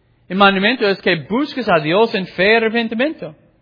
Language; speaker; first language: Spanish; non-native, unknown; English